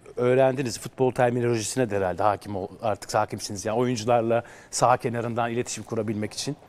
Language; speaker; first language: Turkish; native; Turkish